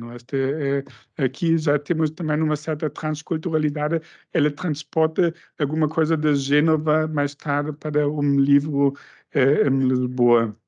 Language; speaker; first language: Portuguese; non-native, fluent; German